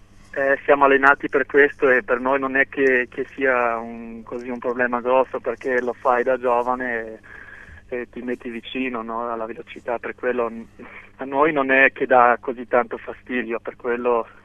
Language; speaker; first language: Italian; non-native, local second language; German